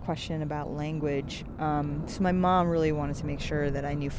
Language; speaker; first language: English; native; English